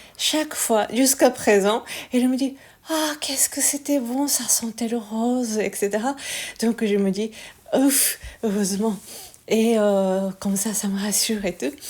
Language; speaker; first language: French; non-native, fluent; Japanese